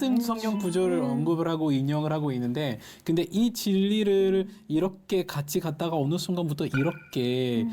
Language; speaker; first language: Korean; non-native, fluent; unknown